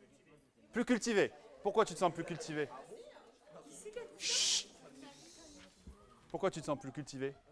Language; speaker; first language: French; native; French